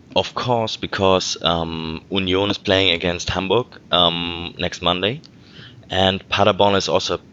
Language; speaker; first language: English; non-native, fluent; German